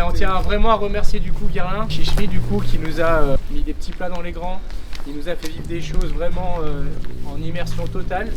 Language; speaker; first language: French; native; French